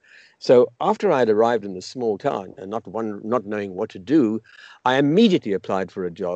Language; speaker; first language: English; native; English